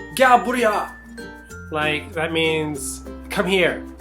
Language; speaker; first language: English; native; English